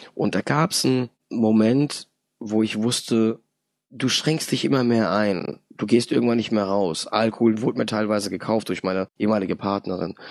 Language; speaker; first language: German; early bilingual, other home language; Polish